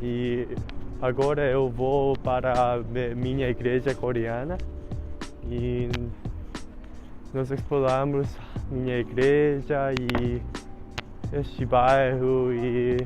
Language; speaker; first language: Portuguese; non-native, learner; English